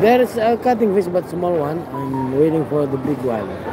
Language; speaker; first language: English; non-native, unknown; Indonesian